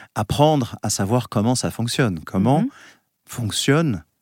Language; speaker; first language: French; native; French